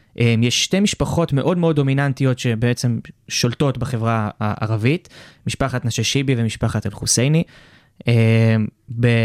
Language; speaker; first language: Hebrew; native; Hebrew